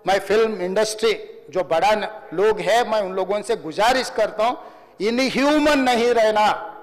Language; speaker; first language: Hindi; non-native, local second language; Telugu